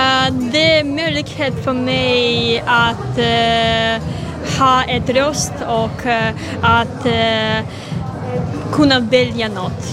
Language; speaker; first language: Swedish; non-native, fluent; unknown